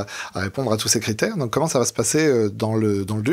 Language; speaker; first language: French; native; French